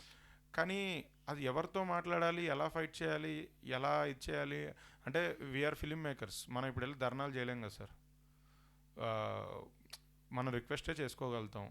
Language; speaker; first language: Telugu; native; Telugu